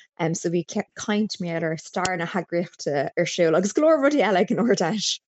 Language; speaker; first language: Irish; non-native, local second language; English